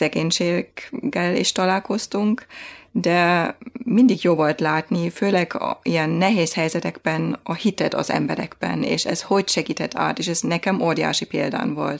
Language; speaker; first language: Hungarian; non-native, fluent; German